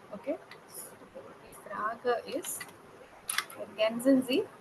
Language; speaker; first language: German; non-native, fluent; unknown